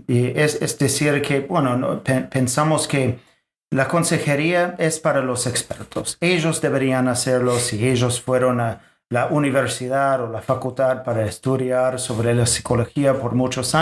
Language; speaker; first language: Spanish; non-native, fluent; English